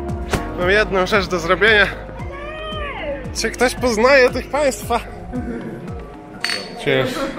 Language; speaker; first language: Polish; native; Polish